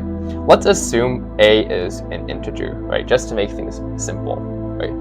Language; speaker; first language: English; native; English